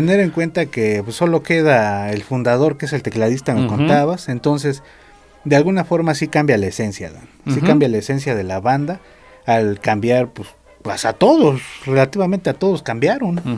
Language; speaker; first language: Spanish; native; Spanish